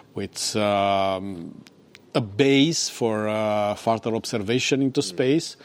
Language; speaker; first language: English; non-native, fluent; Romanian